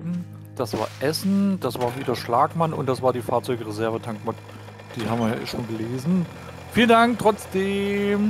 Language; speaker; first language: German; native; German